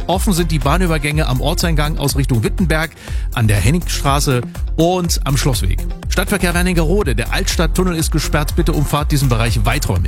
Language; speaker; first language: German; native; German